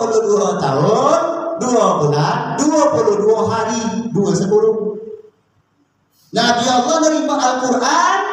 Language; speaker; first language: Indonesian; native; Indonesian